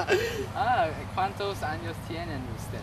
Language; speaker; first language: Spanish; non-native, learner; English